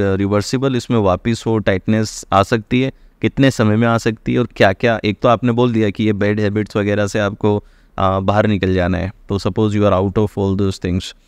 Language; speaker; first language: Hindi; native; Hindi